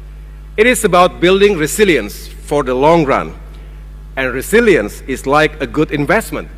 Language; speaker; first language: English; non-native, fluent; Indonesian